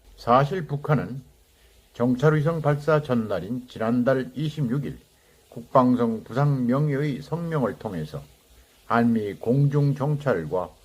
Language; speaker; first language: Korean; native; Korean